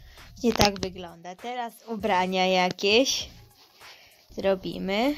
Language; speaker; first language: Polish; early bilingual, heritage; Polish